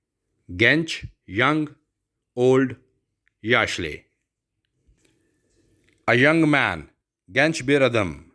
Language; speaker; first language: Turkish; non-native, learner; Urdu